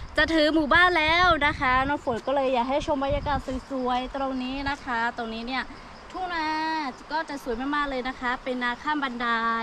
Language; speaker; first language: Thai; non-native, local second language; Lahu